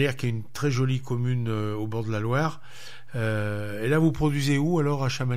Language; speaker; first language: French; native; French